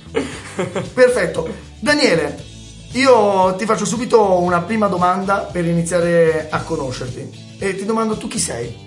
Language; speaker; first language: Italian; native; Italian